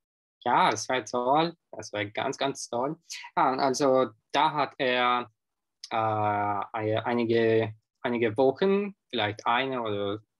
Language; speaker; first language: German; non-native, learner; Russian